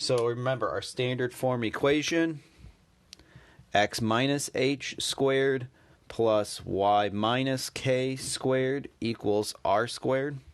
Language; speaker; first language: English; native; English